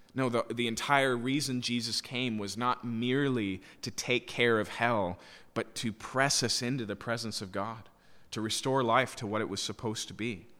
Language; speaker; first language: English; native; English